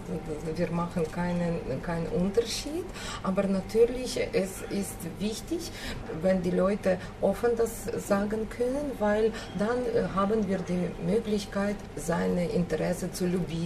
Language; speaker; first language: German; non-native, fluent; Ukrainian